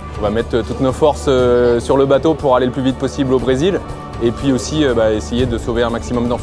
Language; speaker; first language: French; native; French